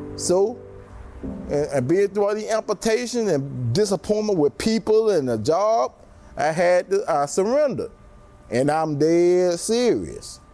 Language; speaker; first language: English; native; English